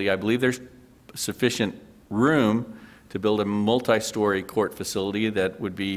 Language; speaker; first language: English; native; English